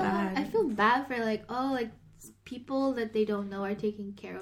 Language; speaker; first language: English; non-native, local second language; Filipino